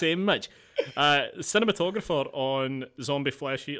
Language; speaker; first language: English; native; English